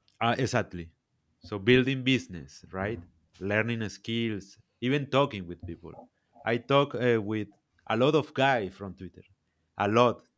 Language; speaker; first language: English; non-native, learner; Spanish